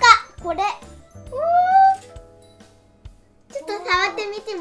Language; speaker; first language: Japanese; early bilingual, heritage; Japanese